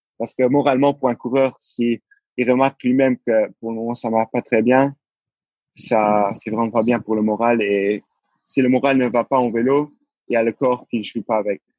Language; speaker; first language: French; non-native, local second language; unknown